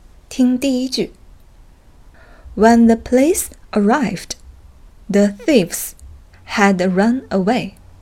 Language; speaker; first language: English; non-native, fluent; Chinese